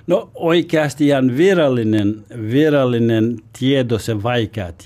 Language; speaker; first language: Finnish; non-native, learner; Albanian